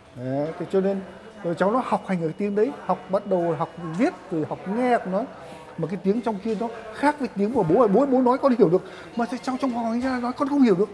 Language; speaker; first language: Vietnamese; native; Vietnamese